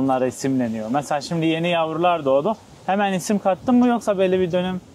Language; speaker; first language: Turkish; native; Turkish